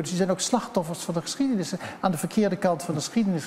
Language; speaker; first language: Dutch; native; Dutch